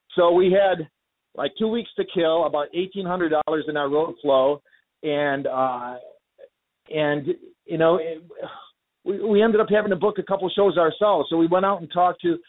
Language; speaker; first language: English; native; English